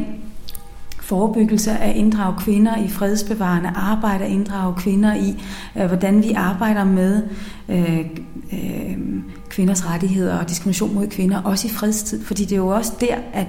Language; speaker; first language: Danish; native; Danish